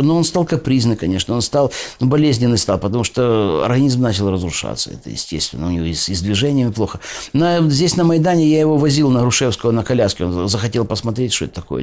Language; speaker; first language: Russian; native; Russian